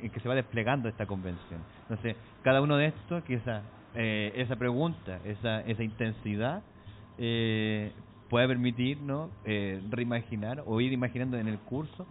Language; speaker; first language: Spanish; native; Spanish